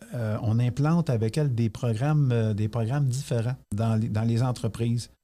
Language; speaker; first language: French; native; French